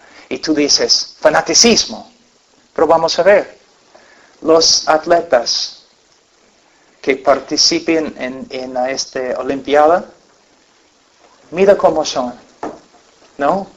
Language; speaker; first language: Spanish; non-native, fluent; English